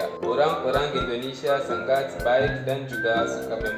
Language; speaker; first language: Indonesian; non-native, learner; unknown